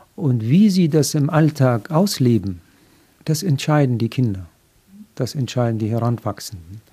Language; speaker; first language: German; non-native, fluent; Arabic